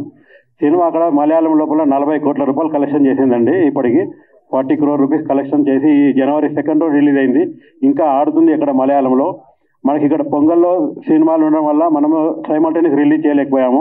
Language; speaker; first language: Telugu; native; Telugu